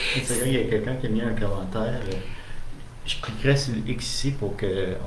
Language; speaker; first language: French; native; French